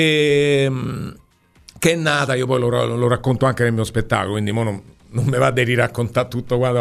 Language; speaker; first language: Italian; native; Italian